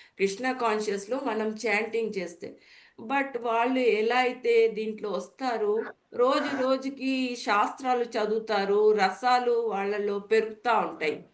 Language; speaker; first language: Telugu; non-native, learner; Bangla